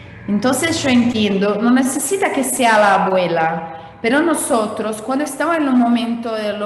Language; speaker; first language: Spanish; non-native, fluent; Portuguese